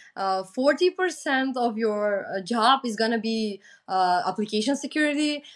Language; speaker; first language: English; non-native, fluent; Macedonian